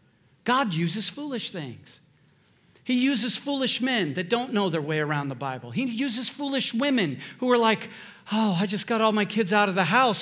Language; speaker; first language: English; native; English